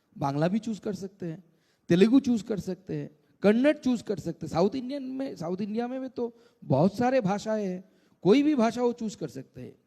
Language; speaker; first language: Hindi; non-native, local second language; Bangla